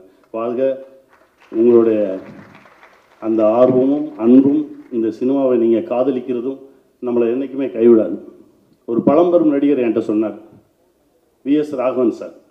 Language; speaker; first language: Tamil; native; Tamil